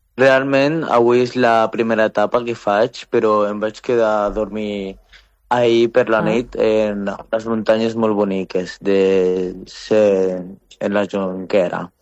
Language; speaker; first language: Catalan; non-native, learner; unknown